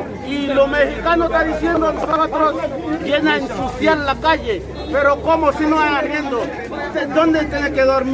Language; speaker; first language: Spanish; non-native, learner; Haitian Creole